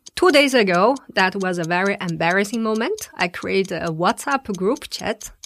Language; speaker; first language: English; non-native, fluent; Chinese